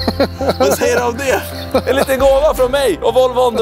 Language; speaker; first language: Swedish; native; Swedish